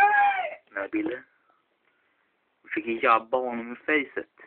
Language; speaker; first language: Swedish; native; Swedish